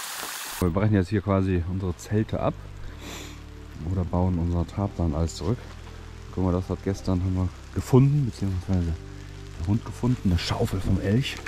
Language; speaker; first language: German; native; German